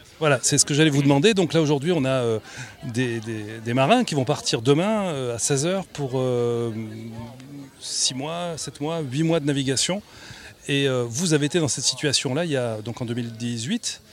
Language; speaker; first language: French; native; French